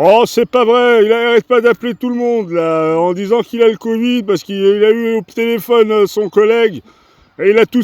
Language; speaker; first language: French; native; French